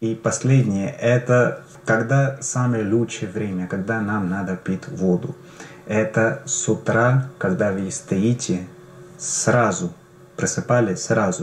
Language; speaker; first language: Russian; non-native, learner; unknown